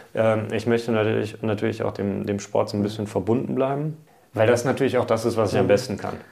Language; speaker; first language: German; early bilingual, other home language; Hungarian